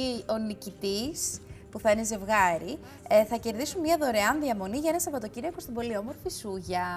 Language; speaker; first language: Greek; native; Greek